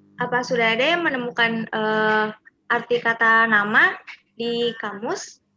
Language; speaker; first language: Indonesian; native; Indonesian